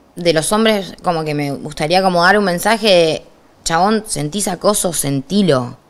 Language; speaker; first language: Spanish; native; Spanish